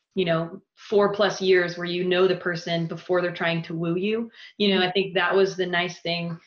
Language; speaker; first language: English; native; English